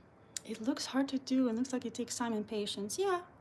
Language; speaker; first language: English; early bilingual, other home language; Albanian